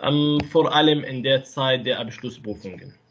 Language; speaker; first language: German; non-native, learner; Arabic